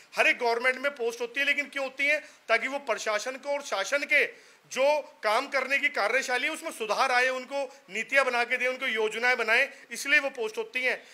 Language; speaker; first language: Hindi; native; Hindi